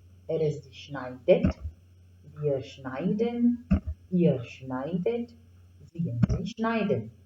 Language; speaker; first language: German; non-native, fluent; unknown